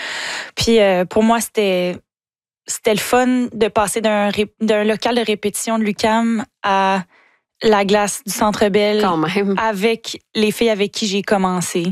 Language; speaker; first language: French; native; French